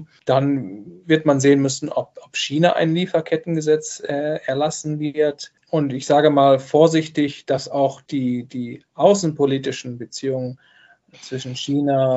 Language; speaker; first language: German; native; German